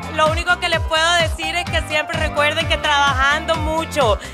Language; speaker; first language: English; native; English